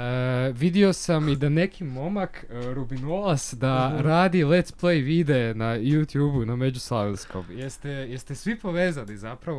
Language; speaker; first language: Croatian; native; Croatian